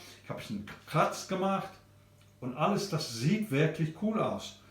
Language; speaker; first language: German; non-native, learner; English